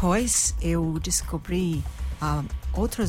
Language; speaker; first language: Portuguese; non-native, learner; English